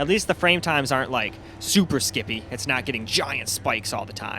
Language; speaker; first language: English; native; English